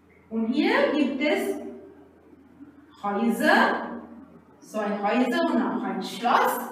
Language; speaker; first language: German; non-native, learner; Sinhala